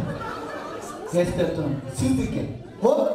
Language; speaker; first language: Russian; non-native, learner; Kyrgyz